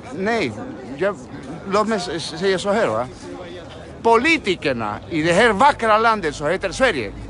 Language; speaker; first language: Swedish; non-native, fluent; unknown